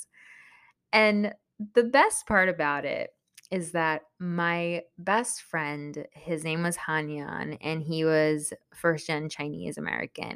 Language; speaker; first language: English; early bilingual, other home language; Spanish